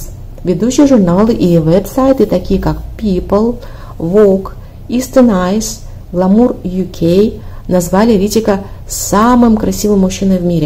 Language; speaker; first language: Russian; native; Russian